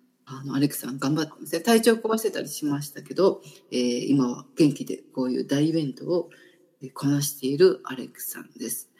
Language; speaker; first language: Japanese; native; Japanese